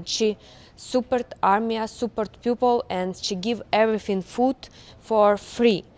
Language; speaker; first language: English; non-native, learner; Ukrainian